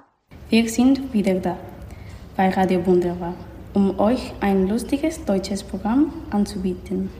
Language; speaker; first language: German; non-native, learner; Spanish